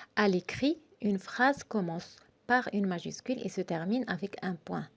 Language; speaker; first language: French; non-native, local second language; Arabic